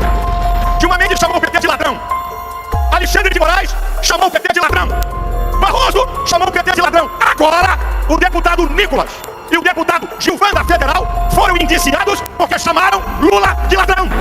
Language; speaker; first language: Portuguese; native; Portuguese